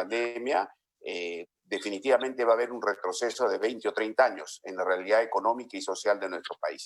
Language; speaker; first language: Spanish; native; Spanish